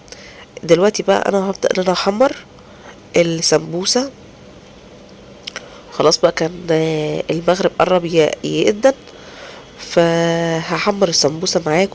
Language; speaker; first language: Arabic; native; Arabic